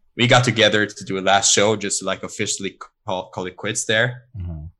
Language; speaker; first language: English; non-native, fluent; Swedish